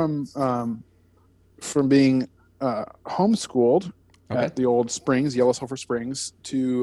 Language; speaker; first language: English; native; English